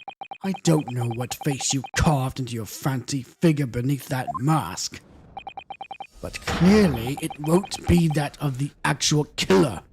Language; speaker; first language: English; native; English